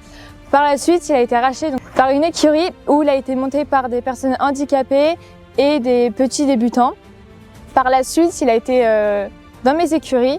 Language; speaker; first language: French; native; French